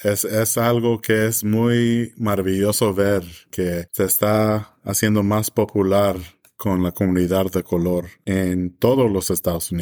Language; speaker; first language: Spanish; early bilingual, heritage; English